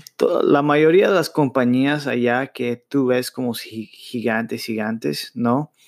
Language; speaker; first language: Spanish; early bilingual, heritage; Spanish